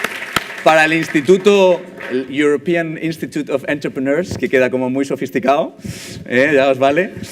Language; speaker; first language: Spanish; native; Spanish